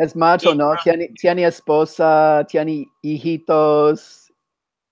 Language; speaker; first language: Spanish; non-native, fluent; English